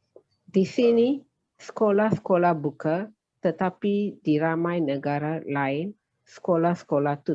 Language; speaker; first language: Indonesian; non-native, learner; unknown